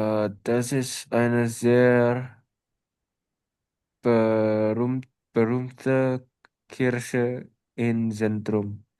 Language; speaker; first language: German; non-native, learner; Indonesian